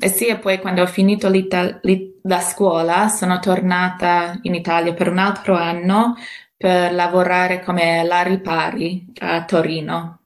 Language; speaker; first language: Italian; non-native, fluent; English